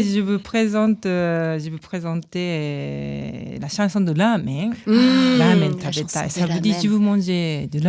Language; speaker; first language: French; non-native, fluent; Japanese